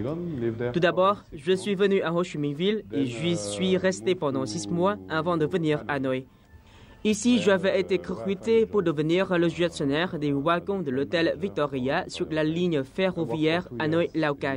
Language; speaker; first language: French; non-native, fluent; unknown